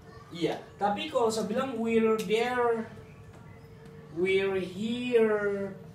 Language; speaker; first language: English; non-native, fluent; Indonesian